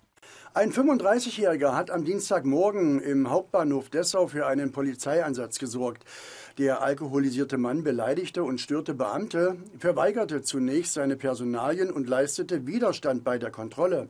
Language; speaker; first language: German; native; German